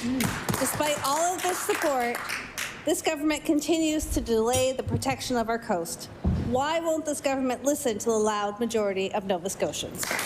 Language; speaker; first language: English; native; English